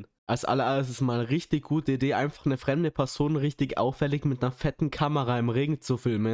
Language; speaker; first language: German; native; German